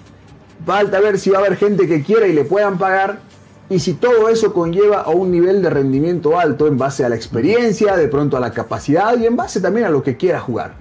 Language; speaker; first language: Spanish; native; Spanish